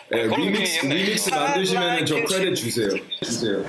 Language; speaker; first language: Korean; early bilingual, heritage; Korean